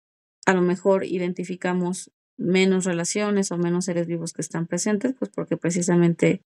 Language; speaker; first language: Spanish; native; Spanish